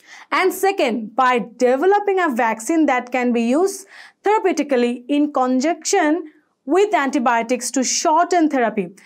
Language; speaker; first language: English; non-native, local second language; Bangla